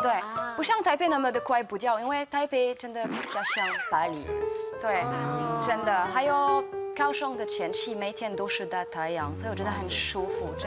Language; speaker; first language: Chinese; non-native, fluent; French